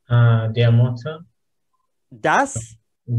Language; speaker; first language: German; non-native, learner; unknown